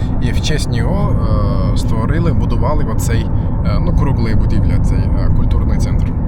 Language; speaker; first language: Ukrainian; non-native, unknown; Turkish